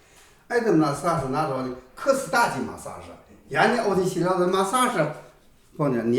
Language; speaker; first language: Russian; non-native, learner; Chinese